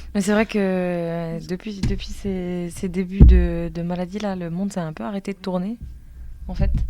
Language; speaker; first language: French; native; French